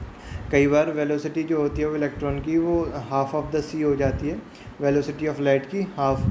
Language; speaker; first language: Hindi; native; Hindi